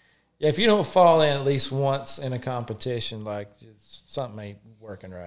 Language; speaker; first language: English; native; English